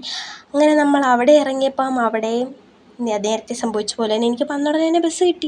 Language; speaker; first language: Malayalam; native; Malayalam